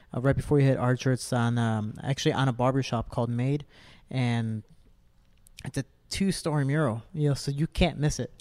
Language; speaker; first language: English; native; English